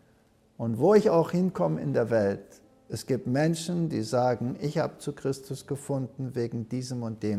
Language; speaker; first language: German; early bilingual, heritage; German